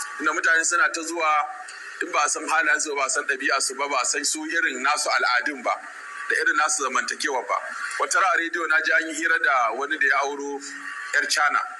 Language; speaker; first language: Hausa; native; Hausa